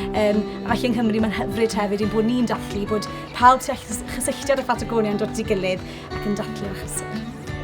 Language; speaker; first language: Welsh; native; Welsh